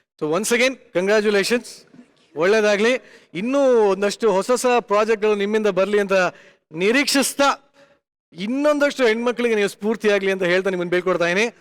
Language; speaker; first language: Kannada; native; Kannada